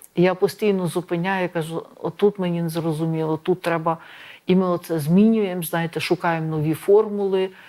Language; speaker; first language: Ukrainian; native; Ukrainian